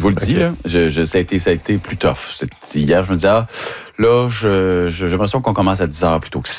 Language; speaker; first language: French; native; French